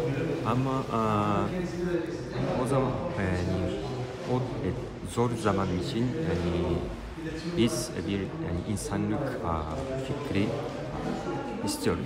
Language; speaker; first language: Turkish; non-native, learner; Japanese